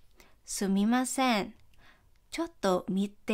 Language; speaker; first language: Japanese; non-native, fluent; Filipino